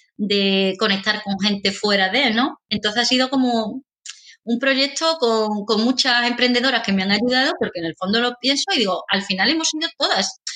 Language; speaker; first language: Spanish; native; Spanish